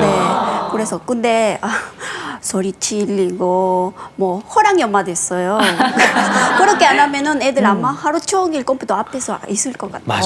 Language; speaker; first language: Korean; non-native, fluent; Vietnamese